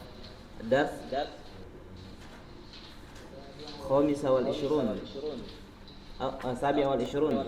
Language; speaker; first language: Arabic; non-native, fluent; Indonesian